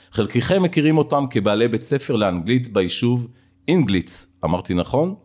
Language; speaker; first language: Hebrew; native; Hebrew